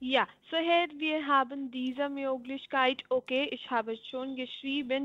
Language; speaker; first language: German; non-native, learner; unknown